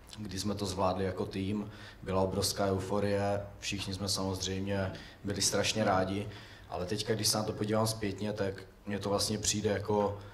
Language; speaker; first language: Czech; native; Czech